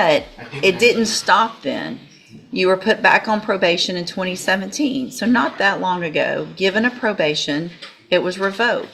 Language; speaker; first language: English; native; English